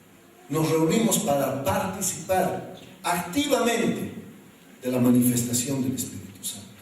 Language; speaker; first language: Spanish; native; Spanish